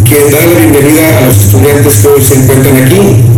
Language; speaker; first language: Spanish; native; Spanish